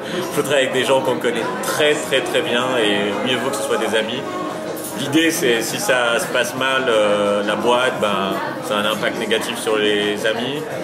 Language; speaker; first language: French; early bilingual, other home language; Arabic